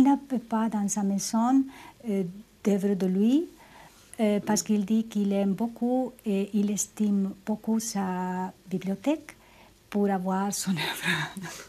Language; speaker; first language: French; non-native, fluent; Spanish